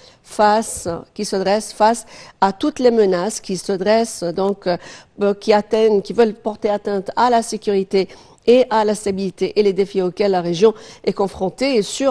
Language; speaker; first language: French; non-native, fluent; Arabic